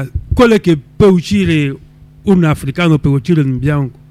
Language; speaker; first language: Italian; non-native, local second language; French